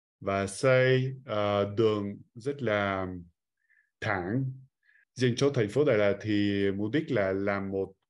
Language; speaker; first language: Vietnamese; non-native, fluent; French